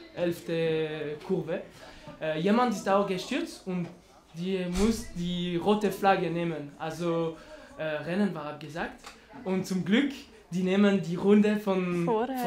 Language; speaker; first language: German; non-native, learner; French